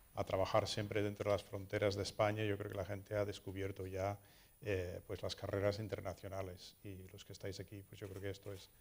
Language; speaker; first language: Spanish; non-native, fluent; Portuguese